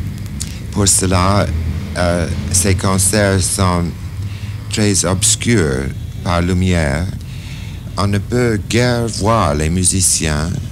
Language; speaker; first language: French; non-native, fluent; English